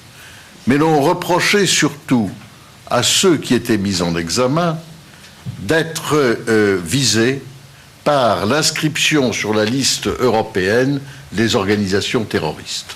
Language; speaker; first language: French; native; French